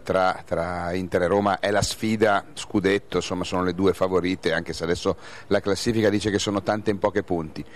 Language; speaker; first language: Italian; native; Italian